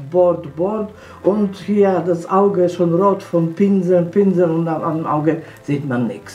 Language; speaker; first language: German; non-native, fluent; Polish